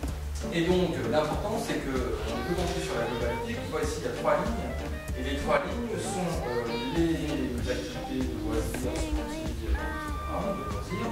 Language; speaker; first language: French; native; French